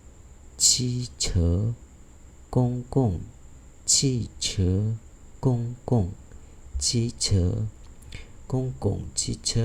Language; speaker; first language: Chinese; non-native, fluent; Khmer